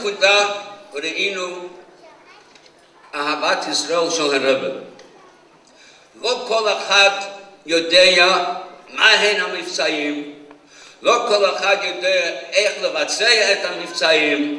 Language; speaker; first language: Hebrew; non-native, fluent; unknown